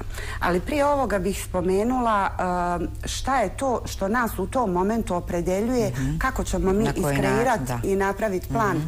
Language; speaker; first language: Bosnian; native; Bosnian